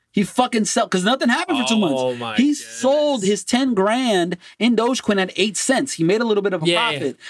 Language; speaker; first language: English; non-native, fluent; Portuguese